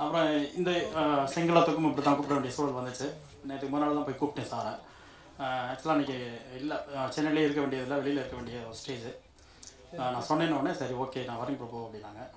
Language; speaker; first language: Tamil; native; Tamil